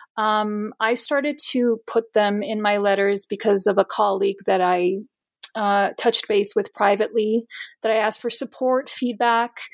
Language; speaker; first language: English; non-native, fluent; Portuguese